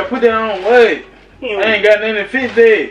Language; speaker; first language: English; native; English